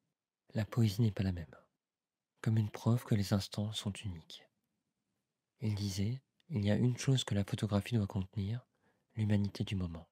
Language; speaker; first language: French; native; French